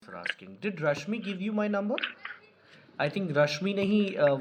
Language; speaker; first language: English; non-native, local second language; Hindi